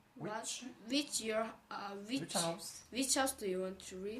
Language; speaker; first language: English; non-native, learner; Korean